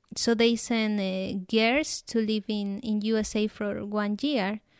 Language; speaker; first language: English; non-native, fluent; Spanish